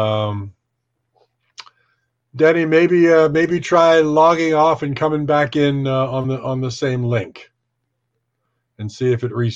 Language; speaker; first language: English; native; English